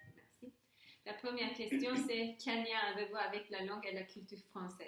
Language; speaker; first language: French; non-native, learner; Turkish